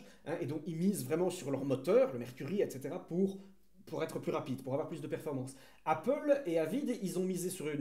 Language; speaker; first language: French; native; French